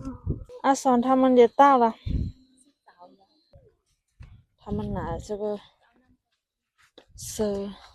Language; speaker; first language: Chinese; non-native, fluent; Lao